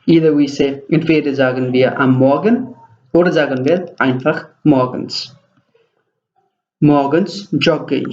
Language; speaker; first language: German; non-native, fluent; Nepali